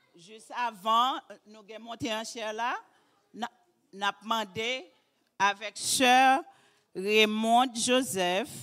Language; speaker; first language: French; native; French